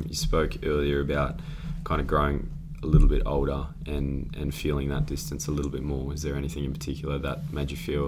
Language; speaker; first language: English; native; English